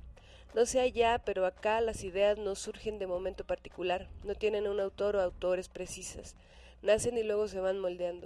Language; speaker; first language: Spanish; native; Spanish